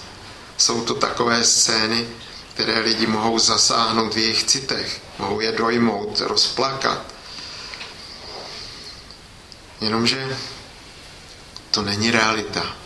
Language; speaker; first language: Czech; native; Czech